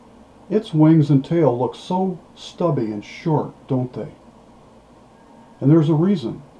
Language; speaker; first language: English; native; English